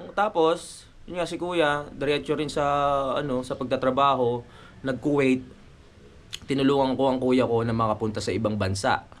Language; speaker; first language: Filipino; native; Filipino